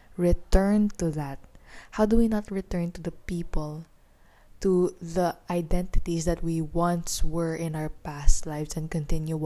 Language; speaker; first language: English; non-native, local second language; Filipino